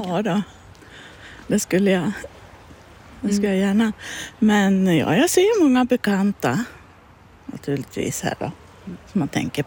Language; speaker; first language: Swedish; native; Swedish